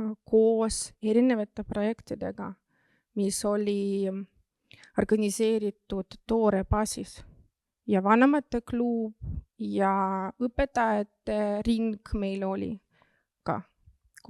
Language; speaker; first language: Estonian; non-native, local second language; Russian